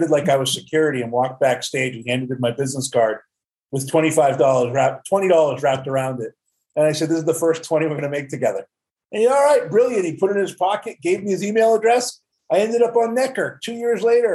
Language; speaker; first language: English; native; English